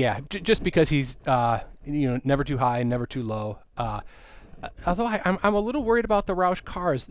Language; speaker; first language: English; native; English